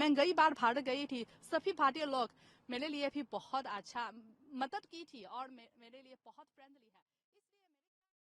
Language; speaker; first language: Hindi; non-native, fluent; Chinese